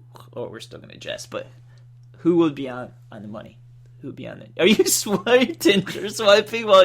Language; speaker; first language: English; native; English